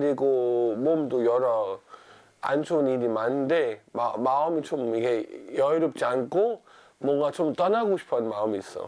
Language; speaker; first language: Korean; non-native, fluent; Danish